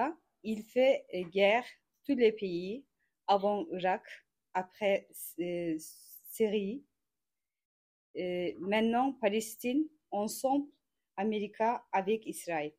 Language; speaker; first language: French; non-native, learner; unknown